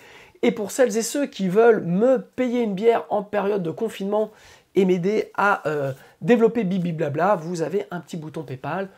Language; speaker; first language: French; native; French